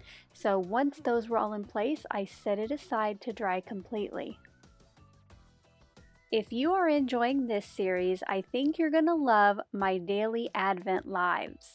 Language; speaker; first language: English; native; English